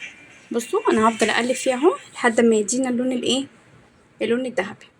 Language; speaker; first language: Arabic; native; Arabic